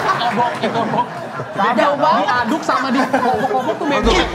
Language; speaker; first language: Indonesian; native; Indonesian